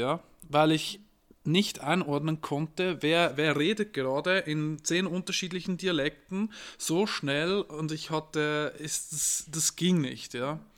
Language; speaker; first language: German; native; German